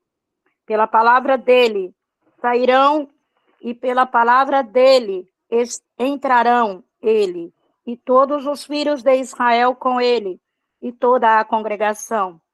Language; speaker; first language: Portuguese; native; Portuguese